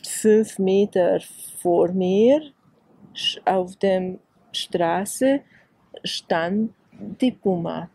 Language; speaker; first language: German; non-native, fluent; Hungarian